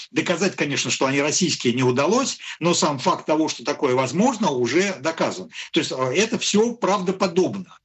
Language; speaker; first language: Russian; native; Russian